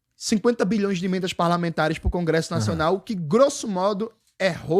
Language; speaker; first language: Portuguese; native; Portuguese